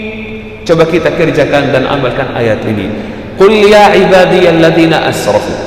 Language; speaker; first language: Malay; non-native, fluent; Arabic